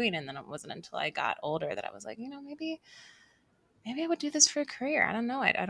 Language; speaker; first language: English; native; English